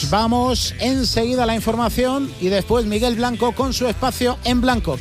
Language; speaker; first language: Spanish; native; Spanish